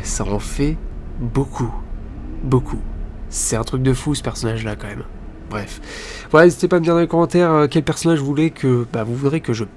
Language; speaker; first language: French; native; French